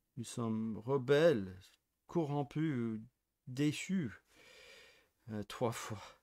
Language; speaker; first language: French; non-native, fluent; English